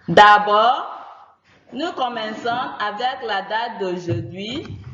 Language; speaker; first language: French; non-native, fluent; Igbo